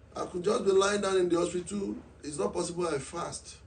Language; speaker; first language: English; non-native, local second language; Yoruba